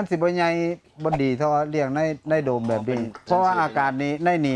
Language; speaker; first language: Thai; non-native, local second language; Northeastern Thai